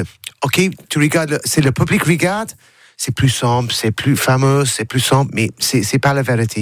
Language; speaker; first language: French; non-native, learner; English